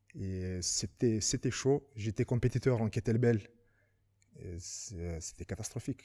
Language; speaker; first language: French; non-native, fluent; Lithuanian